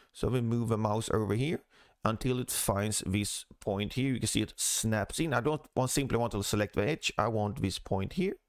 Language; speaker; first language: English; non-native, fluent; Swedish